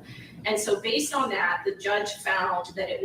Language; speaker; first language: English; native; English